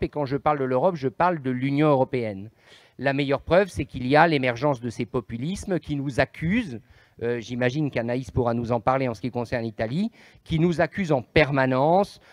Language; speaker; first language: French; native; French